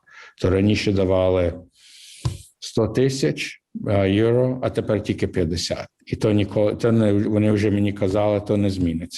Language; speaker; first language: Ukrainian; early bilingual, heritage; English